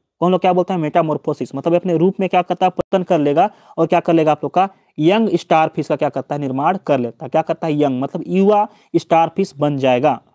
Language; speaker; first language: Hindi; native; Hindi